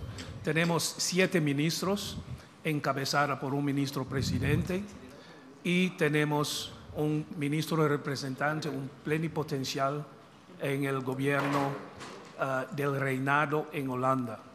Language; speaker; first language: Spanish; non-native, fluent; English